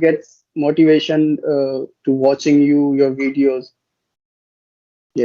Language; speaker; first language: English; non-native, learner; Hindi